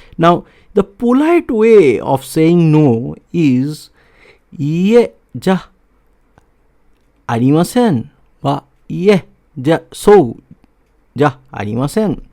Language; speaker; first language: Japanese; non-native, fluent; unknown